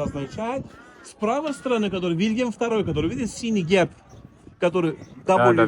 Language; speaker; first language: Russian; non-native, learner; Turkish